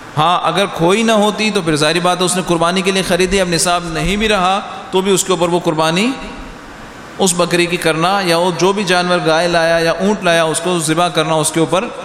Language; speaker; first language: Urdu; native; Urdu